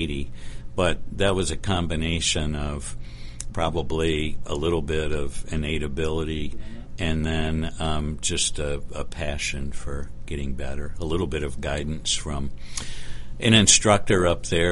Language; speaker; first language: English; native; English